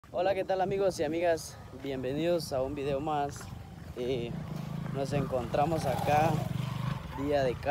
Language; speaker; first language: Spanish; native; Spanish